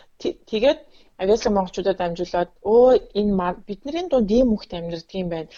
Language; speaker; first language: Mongolian; native; Mongolian